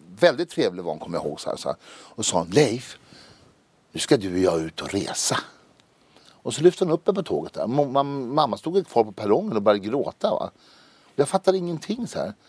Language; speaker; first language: Swedish; native; Swedish